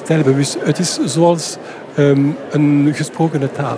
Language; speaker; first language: Dutch; non-native, fluent; French